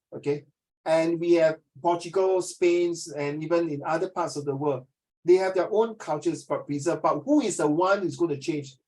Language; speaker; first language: English; non-native, local second language; Chinese